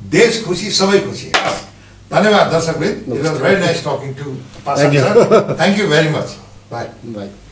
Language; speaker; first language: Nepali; non-native, local second language; Sherpa